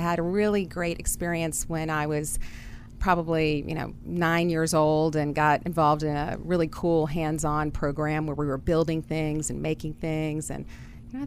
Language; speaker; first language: English; early bilingual, other home language; German